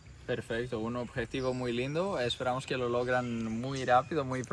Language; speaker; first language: Spanish; non-native, fluent; Greek